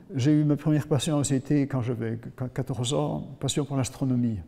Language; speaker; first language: French; native; French